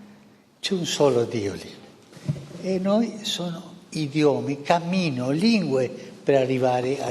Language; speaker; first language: Italian; non-native, fluent; Spanish